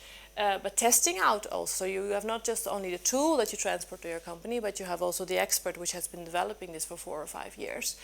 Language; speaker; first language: English; non-native, fluent; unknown